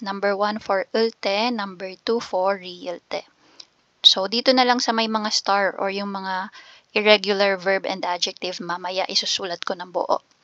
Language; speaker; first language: Filipino; native; Filipino